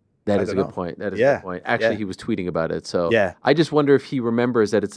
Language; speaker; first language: English; native; English